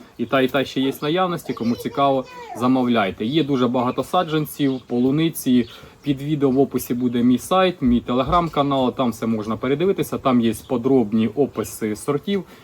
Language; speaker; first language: Ukrainian; native; Ukrainian